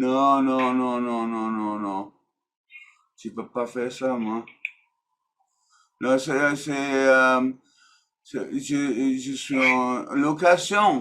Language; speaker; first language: French; non-native, learner; English